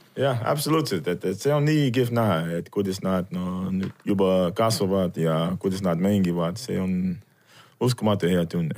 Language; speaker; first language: Estonian; non-native, fluent; English